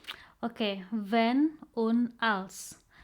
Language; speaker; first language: German; non-native, fluent; Indonesian